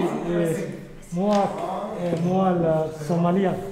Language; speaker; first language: French; non-native, learner; Somali